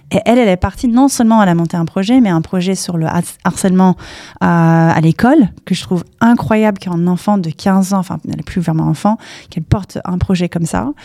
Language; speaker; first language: French; non-native, fluent; English